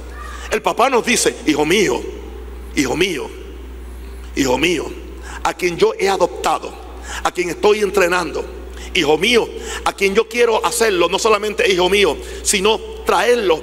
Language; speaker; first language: Spanish; native; Spanish